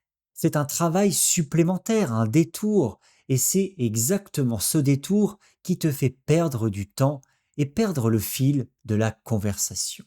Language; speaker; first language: French; native; French